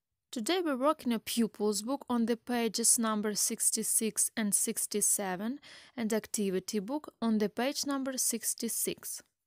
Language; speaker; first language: English; non-native, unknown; Ukrainian